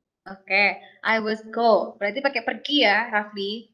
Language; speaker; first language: English; non-native, fluent; Javanese